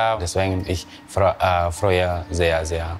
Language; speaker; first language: German; non-native, learner; Vietnamese